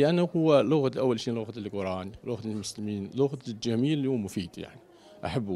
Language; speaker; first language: Arabic; non-native, fluent; Chinese